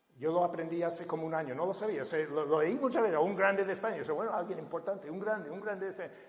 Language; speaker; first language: Spanish; non-native, fluent; English